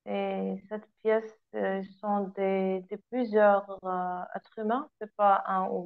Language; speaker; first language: French; non-native, learner; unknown